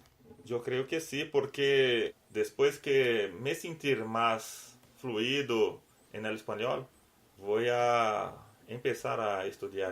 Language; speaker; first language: Spanish; non-native, learner; Portuguese